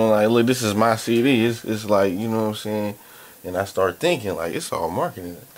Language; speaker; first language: English; native; English